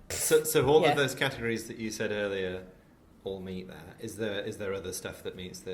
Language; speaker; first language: English; native; English